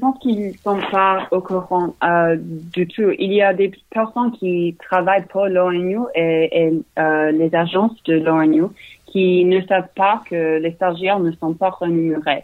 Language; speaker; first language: French; non-native, learner; English